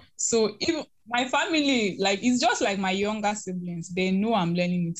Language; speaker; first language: English; non-native, local second language; Igbo